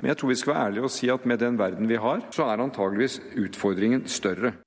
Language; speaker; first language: Norwegian; native; Norwegian